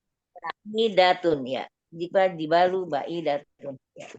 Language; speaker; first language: Arabic; non-native, learner; Indonesian